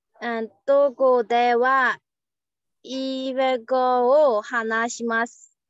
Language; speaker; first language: Japanese; non-native, learner; Burmese